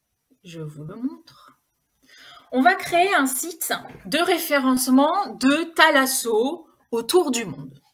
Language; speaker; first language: French; native; French